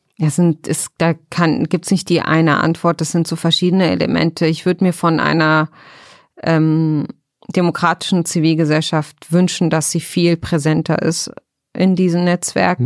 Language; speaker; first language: German; early bilingual, other home language; Arabic